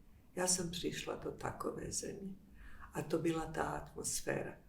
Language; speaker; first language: Czech; non-native, fluent; Bosnian